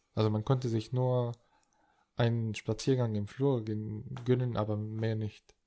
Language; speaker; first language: German; non-native, fluent; Arabic